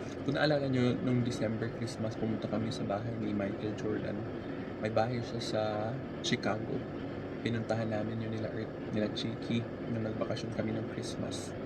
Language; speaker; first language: Filipino; native; Filipino